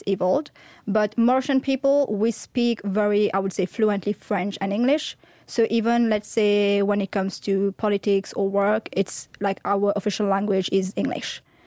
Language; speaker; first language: English; non-native, fluent; Morisyen